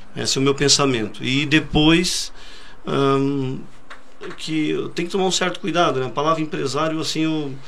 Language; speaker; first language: Portuguese; native; Portuguese